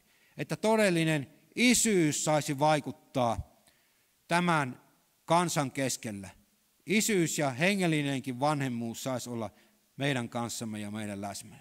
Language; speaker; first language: Finnish; native; Finnish